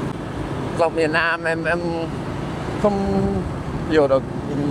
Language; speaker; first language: Vietnamese; non-native, fluent; English